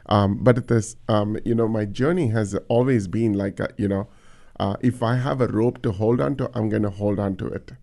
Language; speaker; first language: English; non-native, local second language; Tamil